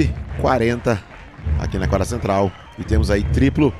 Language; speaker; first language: Portuguese; native; Portuguese